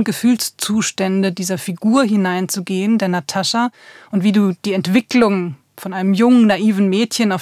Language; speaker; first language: German; native; German